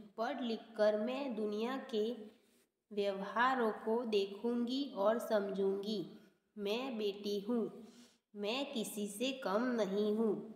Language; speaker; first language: Hindi; non-native, local second language; Gujarati